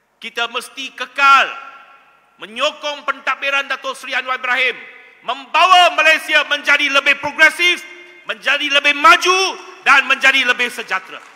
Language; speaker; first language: Malay; non-native, local second language; Chinese